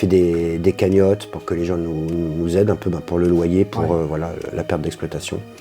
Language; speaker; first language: French; native; French